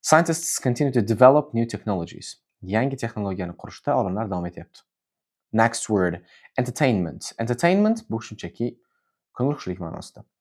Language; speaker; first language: English; non-native, fluent; Uzbek